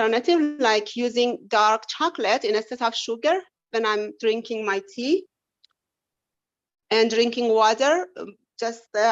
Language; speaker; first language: English; non-native, learner; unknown